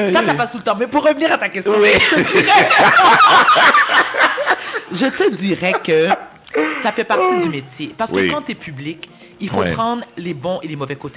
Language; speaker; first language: French; native; French